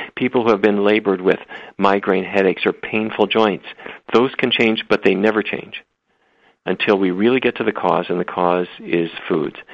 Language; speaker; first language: English; native; English